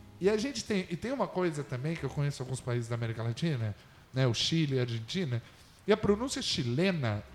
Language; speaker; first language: Portuguese; native; Portuguese